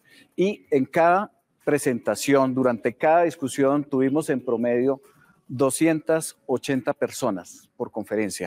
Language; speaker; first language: Spanish; native; Spanish